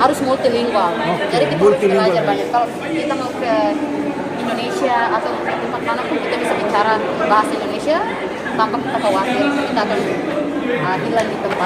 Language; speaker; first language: Indonesian; non-native, fluent; Tetum